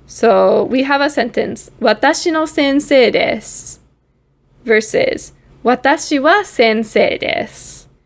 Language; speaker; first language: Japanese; non-native, fluent; English